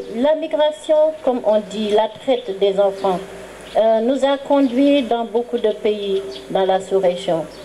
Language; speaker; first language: French; non-native, local second language; Wolof